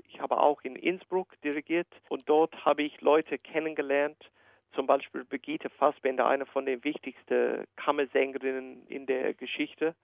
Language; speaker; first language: German; non-native, fluent; English